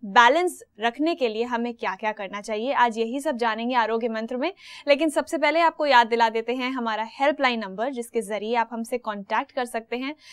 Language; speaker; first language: Hindi; native; Hindi